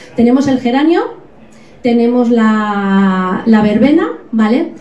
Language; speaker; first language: Spanish; native; Spanish